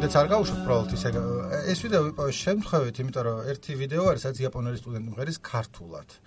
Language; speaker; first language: Georgian; native; Georgian